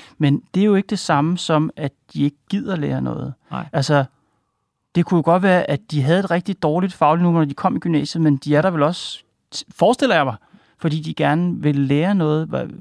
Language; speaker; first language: Danish; native; Danish